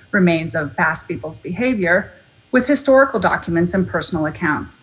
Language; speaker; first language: English; native; English